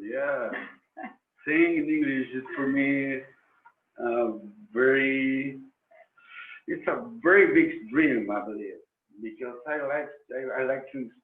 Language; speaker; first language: English; non-native, learner; Spanish